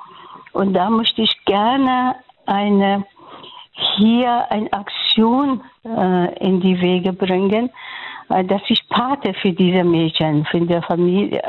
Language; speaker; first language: German; non-native, fluent; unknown